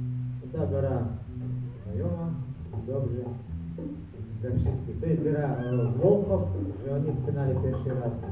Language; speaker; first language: Polish; non-native, learner; Russian